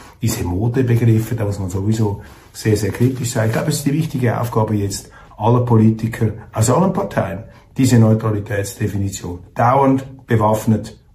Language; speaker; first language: German; native; German